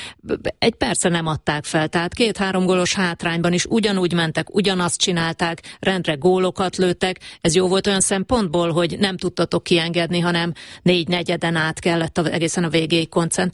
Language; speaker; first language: Hungarian; native; Hungarian